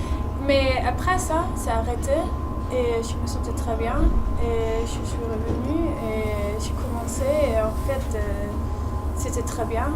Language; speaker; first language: French; non-native, learner; Danish